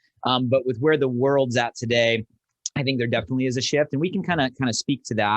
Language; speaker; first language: English; native; English